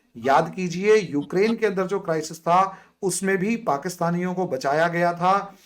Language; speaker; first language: Hindi; native; Hindi